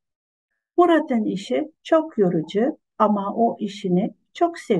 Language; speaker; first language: Turkish; non-native, fluent; Kazakh